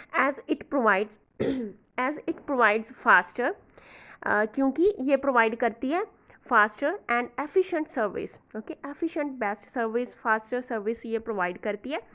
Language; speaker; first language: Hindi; non-native, local second language; Punjabi